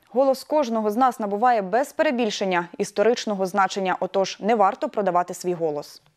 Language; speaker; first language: Ukrainian; native; Ukrainian